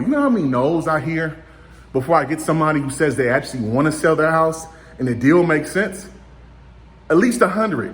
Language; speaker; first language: English; native; English